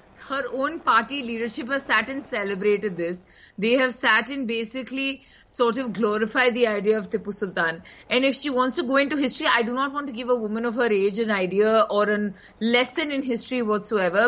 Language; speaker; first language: English; non-native, local second language; Kannada